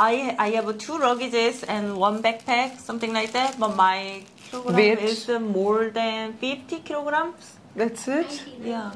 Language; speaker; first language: English; non-native, learner; Korean